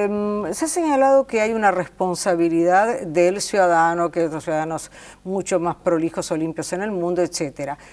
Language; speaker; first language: Spanish; native; Spanish